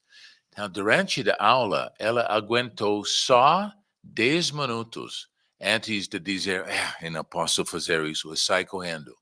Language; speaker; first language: Portuguese; non-native, fluent; English